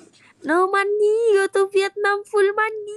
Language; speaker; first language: English; non-native, learner; Indonesian